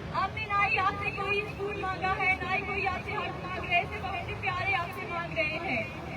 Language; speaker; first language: Urdu; non-native, local second language; Baluchi